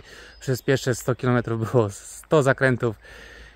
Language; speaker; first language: Polish; native; Polish